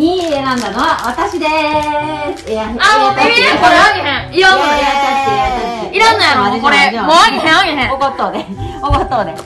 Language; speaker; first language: Japanese; native; Japanese